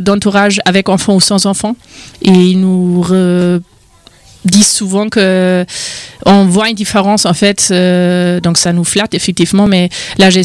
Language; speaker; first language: French; non-native, fluent; German